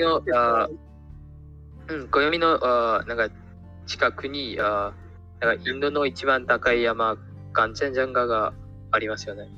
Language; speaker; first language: Japanese; non-native, learner; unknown